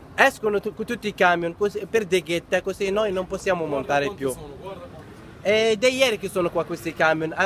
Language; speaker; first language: Italian; non-native, learner; Arabic